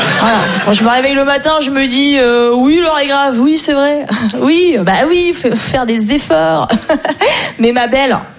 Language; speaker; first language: French; native; French